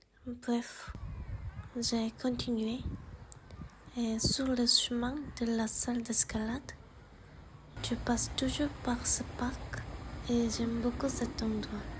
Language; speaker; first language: French; non-native, fluent; Korean